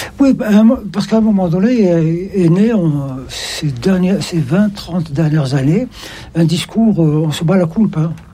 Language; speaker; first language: French; non-native, local second language; Arabic